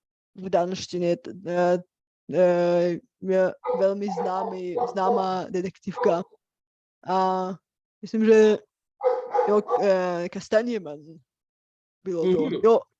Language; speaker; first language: Czech; non-native, fluent; Bulgarian